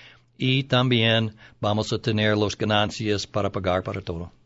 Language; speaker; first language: Spanish; non-native, learner; English